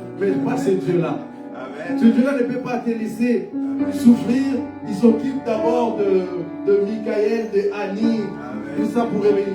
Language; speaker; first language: French; non-native, local second language; Lingala